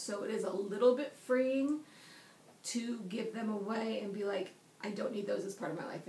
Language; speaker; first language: English; native; English